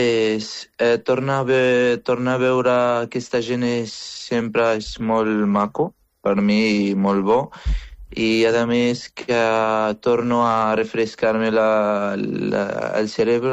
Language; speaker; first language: Catalan; non-native, fluent; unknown